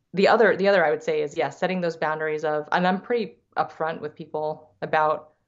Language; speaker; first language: English; early bilingual, other home language; Thai